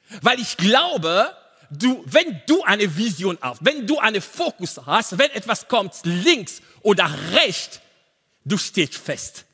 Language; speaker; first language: German; non-native, learner; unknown